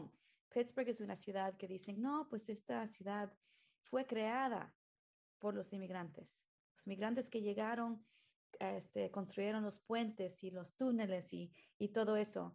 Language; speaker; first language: Spanish; early bilingual, heritage; Spanish